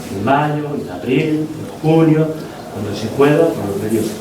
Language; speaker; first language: Spanish; non-native, local second language; Basque